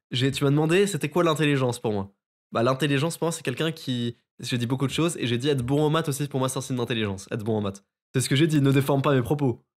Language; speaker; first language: French; native; French